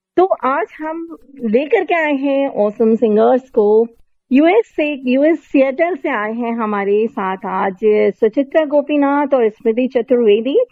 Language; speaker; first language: Hindi; native; Hindi